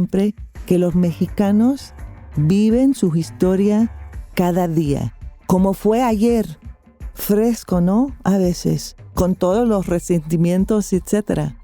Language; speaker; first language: Spanish; non-native, fluent; English